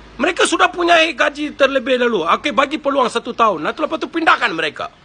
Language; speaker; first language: Malay; non-native, local second language; Tamil